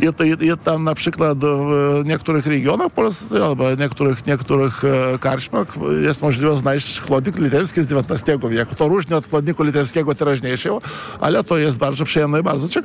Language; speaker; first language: Polish; non-native, fluent; Lithuanian